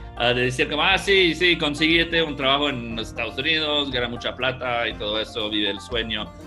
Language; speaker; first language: Spanish; non-native, fluent; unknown